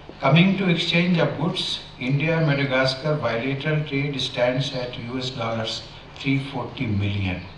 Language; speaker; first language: English; non-native, local second language; Hindi